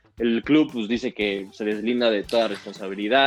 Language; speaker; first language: Spanish; native; Spanish